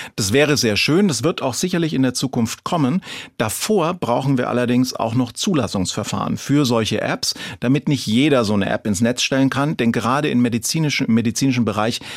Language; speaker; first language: German; native; German